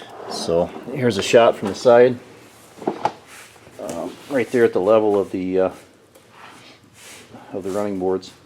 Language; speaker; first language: English; native; English